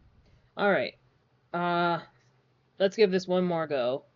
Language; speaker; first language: English; native; English